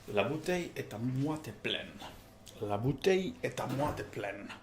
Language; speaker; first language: French; non-native, learner; Spanish